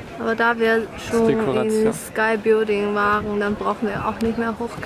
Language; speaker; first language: German; non-native, fluent; Chinese